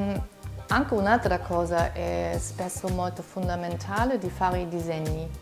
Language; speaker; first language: Italian; non-native, fluent; German